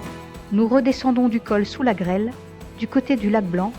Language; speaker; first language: French; native; French